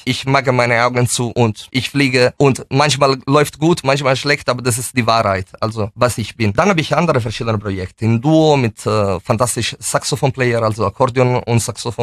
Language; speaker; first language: German; non-native, fluent; Italian